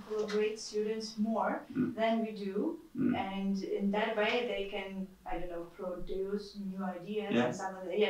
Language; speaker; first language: English; non-native, fluent; Ukrainian